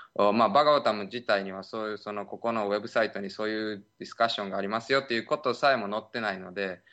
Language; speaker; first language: Japanese; native; Japanese